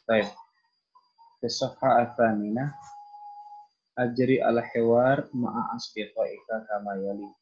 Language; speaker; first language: Arabic; non-native, fluent; Indonesian